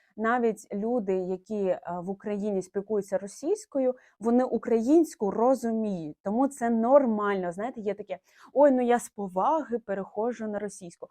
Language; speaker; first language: Ukrainian; non-native, local second language; Russian